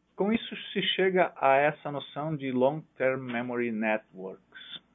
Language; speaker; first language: Portuguese; non-native, local second language; German